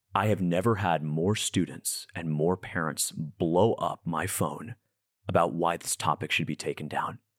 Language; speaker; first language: English; native; English